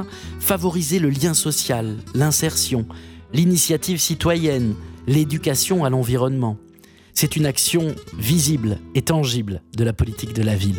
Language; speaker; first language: French; native; French